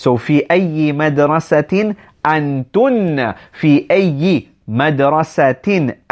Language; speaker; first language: Arabic; non-native, fluent; English